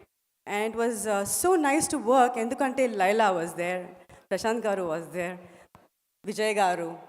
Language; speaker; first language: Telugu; non-native, learner; Tamil